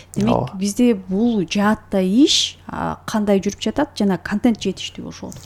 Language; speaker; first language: Kyrgyz; native; Kyrgyz